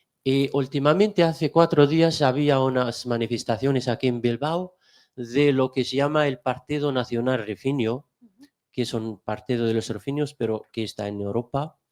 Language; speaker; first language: Spanish; non-native, fluent; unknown